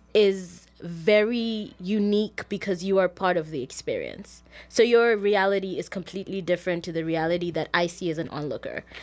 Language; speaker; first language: English; non-native, local second language; Shona